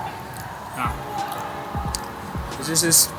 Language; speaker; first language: English; non-native, local second language; Filipino